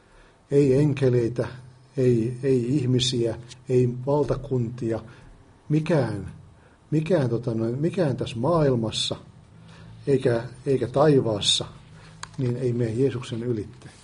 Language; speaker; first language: Finnish; native; Finnish